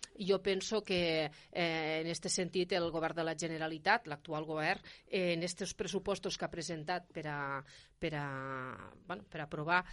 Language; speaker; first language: Catalan; native; Catalan